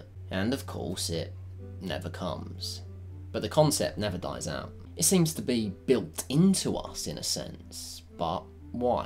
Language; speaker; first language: English; native; English